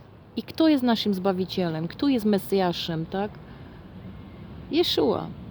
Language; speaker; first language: Polish; non-native, fluent; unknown